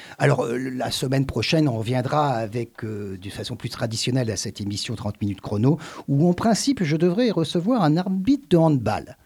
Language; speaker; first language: French; native; French